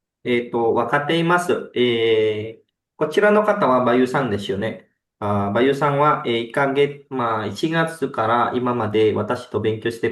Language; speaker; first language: Japanese; non-native, fluent; Indonesian